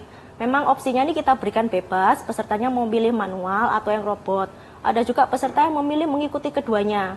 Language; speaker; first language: Indonesian; native; Indonesian